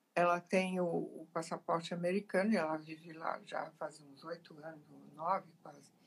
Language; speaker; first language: Portuguese; early bilingual, other home language; Italian